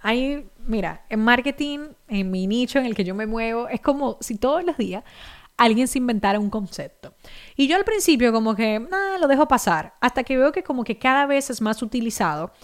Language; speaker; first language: Spanish; native; Spanish